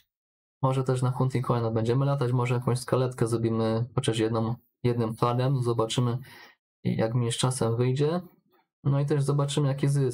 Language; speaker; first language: Polish; native; Polish